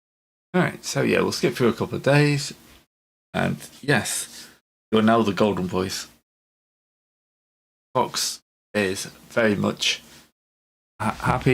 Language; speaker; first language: English; native; English